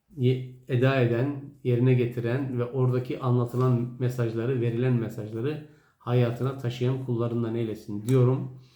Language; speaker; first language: Turkish; native; Turkish